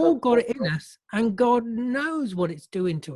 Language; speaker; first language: English; native; English